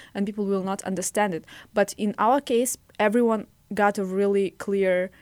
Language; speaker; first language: English; non-native, fluent; Russian